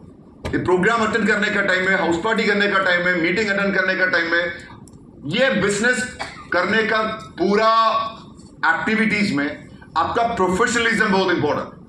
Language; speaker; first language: Hindi; non-native, local second language; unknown